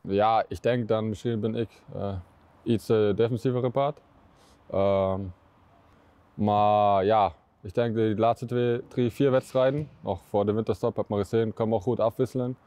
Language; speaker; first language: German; non-native, learner; Dutch